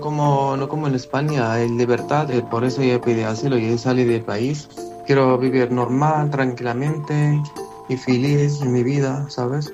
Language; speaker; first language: Spanish; non-native, learner; Arabic